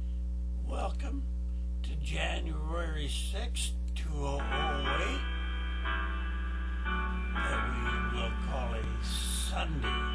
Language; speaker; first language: English; native; English